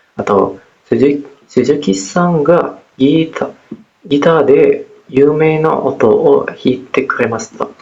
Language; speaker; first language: Japanese; non-native, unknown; Indonesian